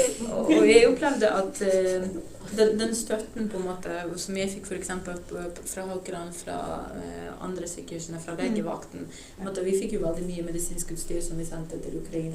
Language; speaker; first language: Norwegian; non-native, fluent; Ukrainian